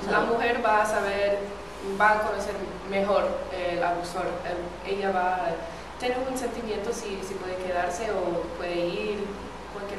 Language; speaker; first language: Spanish; non-native, fluent; English